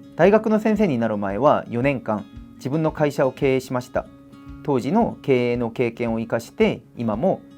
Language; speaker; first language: Japanese; non-native, fluent; Korean